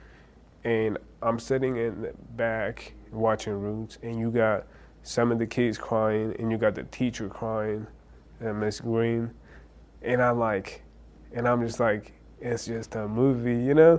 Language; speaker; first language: English; early bilingual, other home language; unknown